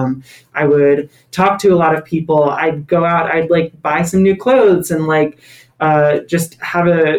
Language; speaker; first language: English; native; English